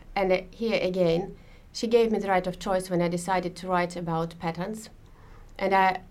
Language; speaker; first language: English; non-native, fluent; Russian